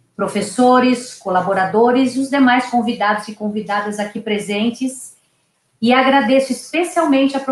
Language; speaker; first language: Portuguese; native; Portuguese